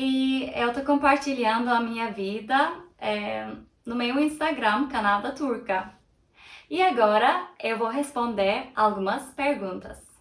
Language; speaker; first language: Portuguese; non-native, fluent; Turkish